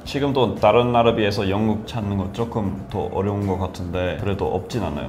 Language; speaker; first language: Korean; non-native, fluent; English